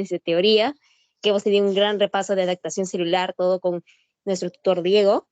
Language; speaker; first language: Spanish; native; Spanish